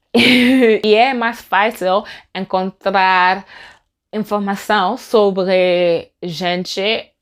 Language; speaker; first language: Portuguese; non-native, learner; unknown